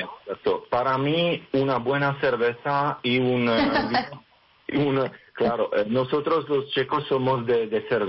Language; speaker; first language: Spanish; non-native, fluent; Czech